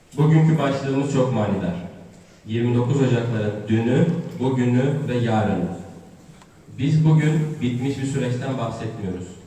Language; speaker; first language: Turkish; native; Turkish